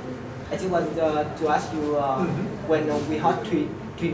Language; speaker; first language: English; non-native, learner; Vietnamese